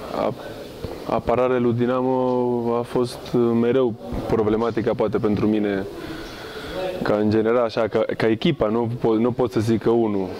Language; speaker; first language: Romanian; non-native, fluent; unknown